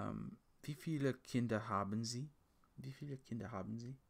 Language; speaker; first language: German; non-native, learner; English